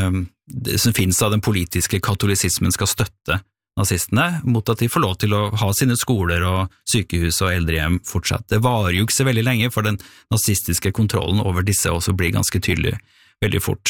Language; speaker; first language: Norwegian; native; Norwegian